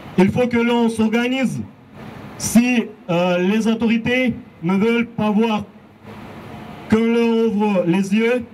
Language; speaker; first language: French; non-native, learner; Russian